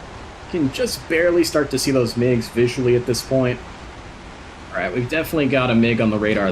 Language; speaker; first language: English; native; English